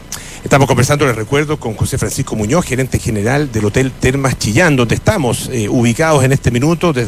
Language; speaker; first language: Spanish; native; Spanish